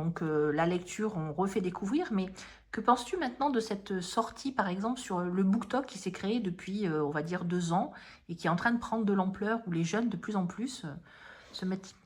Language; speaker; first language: French; native; French